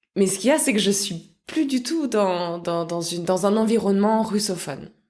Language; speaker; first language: French; early bilingual, other home language; Russian